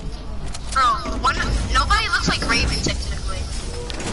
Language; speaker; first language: English; native; English